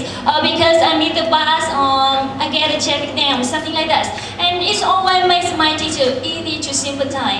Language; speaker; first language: English; non-native, learner; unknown